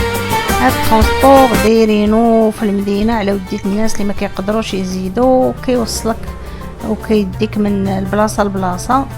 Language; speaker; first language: Arabic; native; Arabic